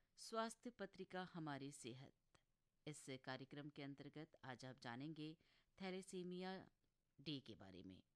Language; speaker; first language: Hindi; native; Hindi